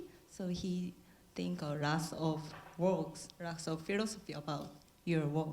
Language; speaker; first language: English; non-native, learner; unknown